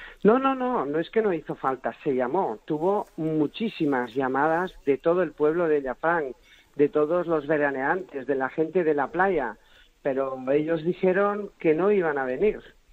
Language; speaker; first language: Spanish; native; Spanish